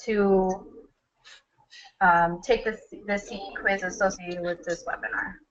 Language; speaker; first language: English; native; English